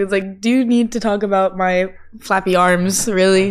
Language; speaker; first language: English; early bilingual, other home language; Japanese